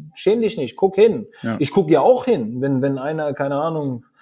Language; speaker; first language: German; early bilingual, other home language; Russian